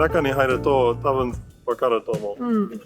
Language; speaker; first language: Japanese; non-native, fluent; German